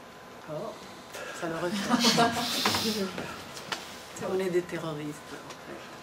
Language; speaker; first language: French; non-native, fluent; Italian